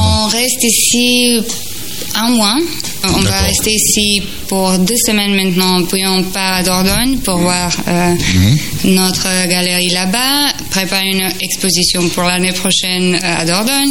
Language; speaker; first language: French; non-native, fluent; Croatian